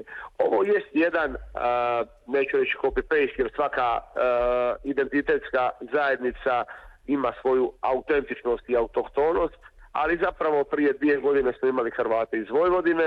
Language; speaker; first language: Serbian; native; Serbian